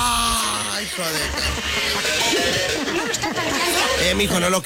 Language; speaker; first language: Spanish; native; Spanish